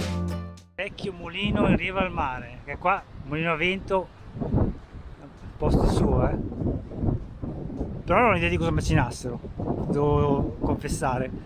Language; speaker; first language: Italian; native; Italian